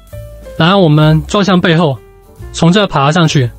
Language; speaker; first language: Chinese; native; Chinese